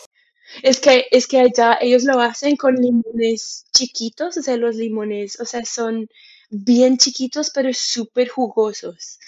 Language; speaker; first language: Spanish; non-native, fluent; English